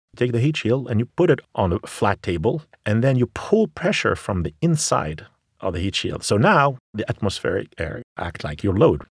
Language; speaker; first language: English; non-native, fluent; Arabic